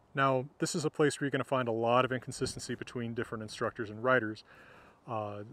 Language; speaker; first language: English; native; English